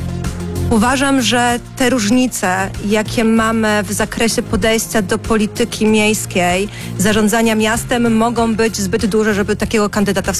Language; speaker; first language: Polish; native; Polish